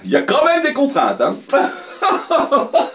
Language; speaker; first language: French; native; French